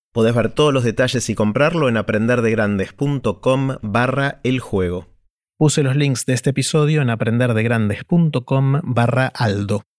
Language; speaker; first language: Spanish; native; Spanish